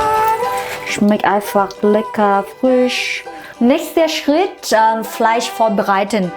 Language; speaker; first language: German; non-native, learner; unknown